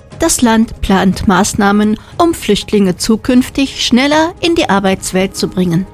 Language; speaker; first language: German; native; German